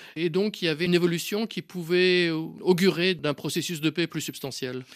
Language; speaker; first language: French; native; French